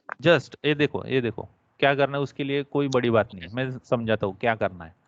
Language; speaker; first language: Hindi; non-native, local second language; Marathi